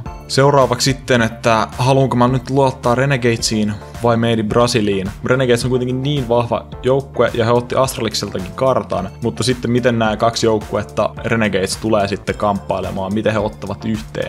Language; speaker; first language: Finnish; native; Finnish